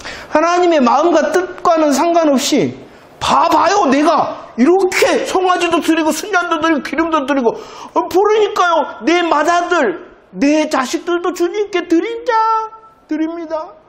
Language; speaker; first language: Korean; native; Korean